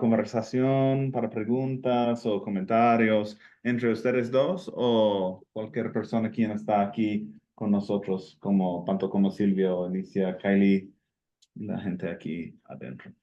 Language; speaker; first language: Spanish; non-native, fluent; English